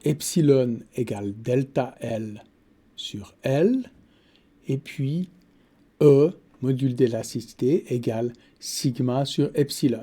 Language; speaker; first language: French; native; French